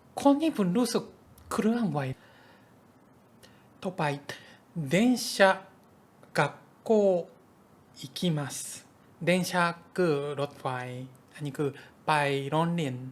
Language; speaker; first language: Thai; non-native, fluent; Japanese